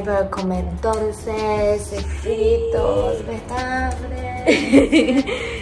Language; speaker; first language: Spanish; non-native, learner; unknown